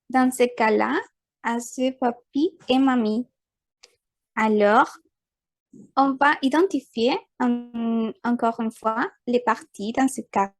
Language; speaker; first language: French; non-native, fluent; Spanish